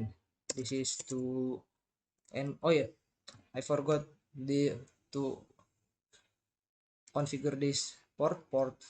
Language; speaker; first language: English; non-native, learner; Indonesian